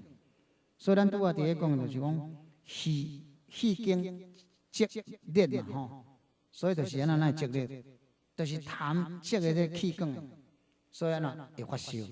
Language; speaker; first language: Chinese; non-native, local second language; Min Nan Chinese